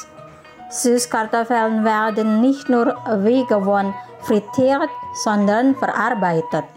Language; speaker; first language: German; non-native, fluent; Indonesian